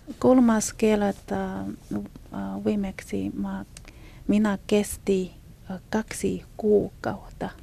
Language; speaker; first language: Finnish; non-native, learner; Chinese